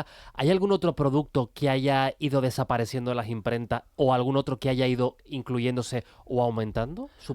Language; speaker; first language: Spanish; native; Spanish